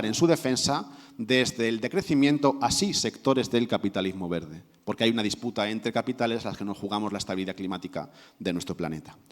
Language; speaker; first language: Spanish; native; Spanish